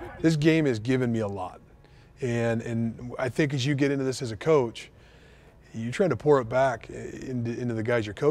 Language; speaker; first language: English; native; English